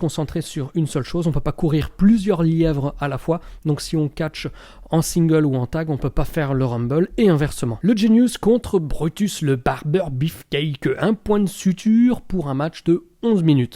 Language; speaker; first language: French; native; French